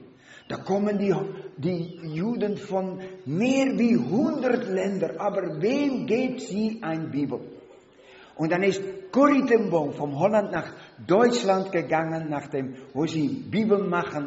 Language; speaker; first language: German; non-native, learner; Dutch